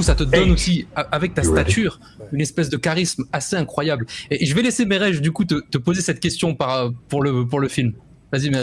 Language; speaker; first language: French; native; French